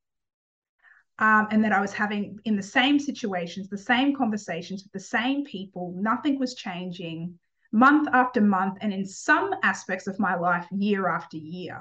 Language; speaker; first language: English; native; English